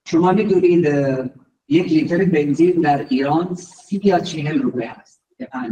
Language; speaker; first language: Persian; non-native, fluent; Urdu